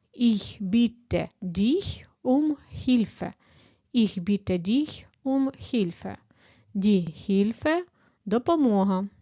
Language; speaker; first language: German; non-native, fluent; Ukrainian